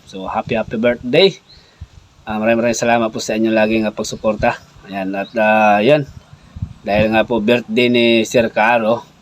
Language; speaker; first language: Filipino; non-native, local second language; Cebuano